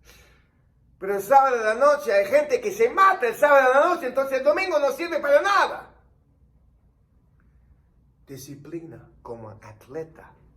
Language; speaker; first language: Spanish; non-native, fluent; English